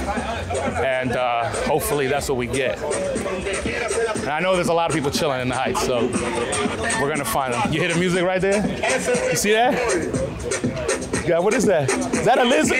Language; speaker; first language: English; early bilingual, other home language; Spanish